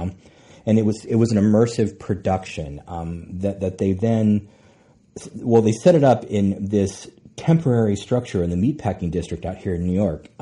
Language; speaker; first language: English; native; English